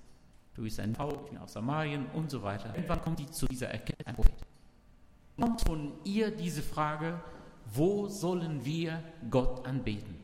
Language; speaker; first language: German; non-native, learner; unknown